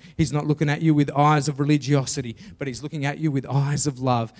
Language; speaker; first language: English; native; English